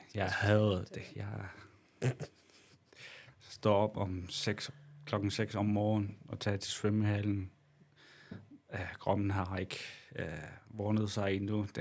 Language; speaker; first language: Danish; non-native, local second language; Kalaallisut